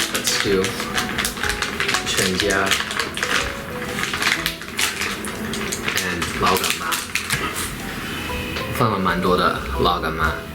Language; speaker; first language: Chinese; non-native, fluent; English